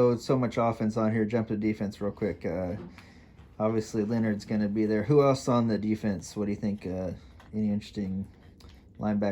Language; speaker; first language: English; native; English